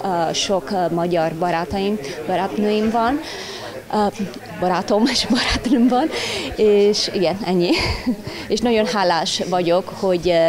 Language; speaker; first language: Hungarian; non-native, fluent; Italian